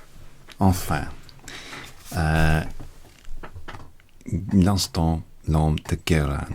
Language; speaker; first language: French; non-native, learner; English